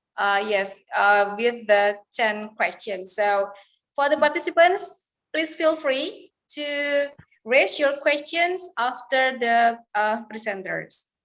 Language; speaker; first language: English; non-native, fluent; Indonesian